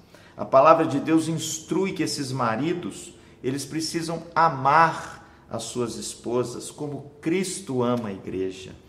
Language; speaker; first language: Portuguese; native; Portuguese